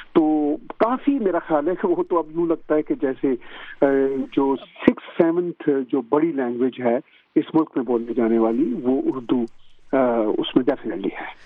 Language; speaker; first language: Urdu; non-native, local second language; Punjabi